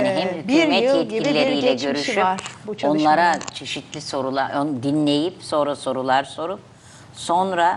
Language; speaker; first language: Turkish; native; Turkish